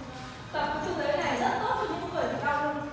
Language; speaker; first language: Vietnamese; native; Vietnamese